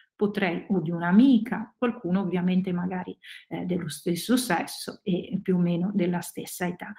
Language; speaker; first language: Italian; native; Italian